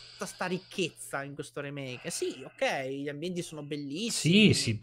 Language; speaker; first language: Italian; native; Italian